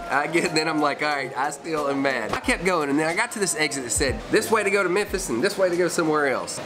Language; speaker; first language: English; native; English